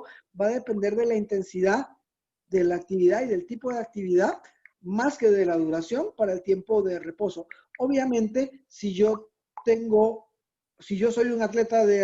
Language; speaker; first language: Spanish; native; Spanish